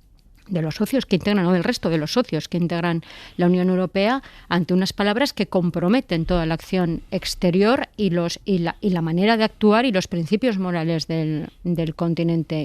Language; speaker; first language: Spanish; native; Spanish